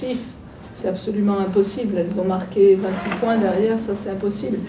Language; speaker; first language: French; native; French